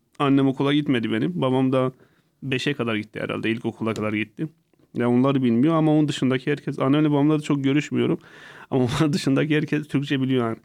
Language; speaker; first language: Turkish; non-native, local second language; Kurdish